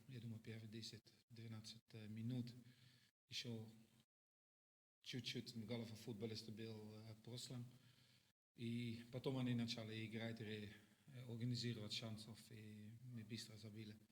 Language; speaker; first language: Russian; non-native, learner; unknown